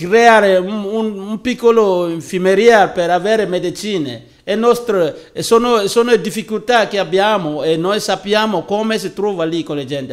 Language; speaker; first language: Italian; non-native, learner; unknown